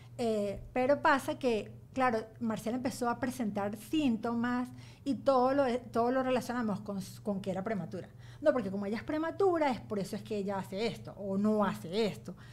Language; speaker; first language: Spanish; native; Spanish